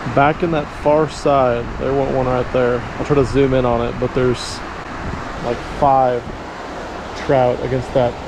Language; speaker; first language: English; native; English